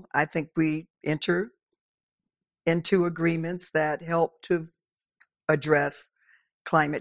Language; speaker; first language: English; native; English